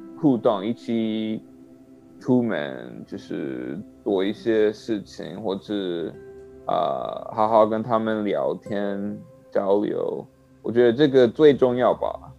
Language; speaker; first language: Chinese; non-native, learner; English